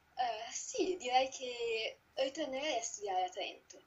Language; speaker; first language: Italian; native; Italian